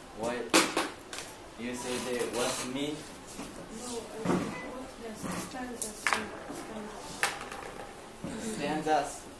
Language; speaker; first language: English; non-native, learner; Chinese